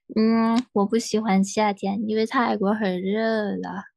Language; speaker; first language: Chinese; non-native, fluent; Thai